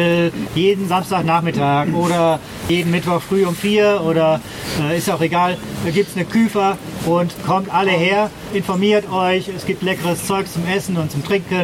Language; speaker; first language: German; native; German